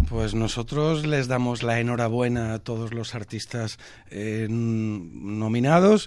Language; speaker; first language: Spanish; native; Spanish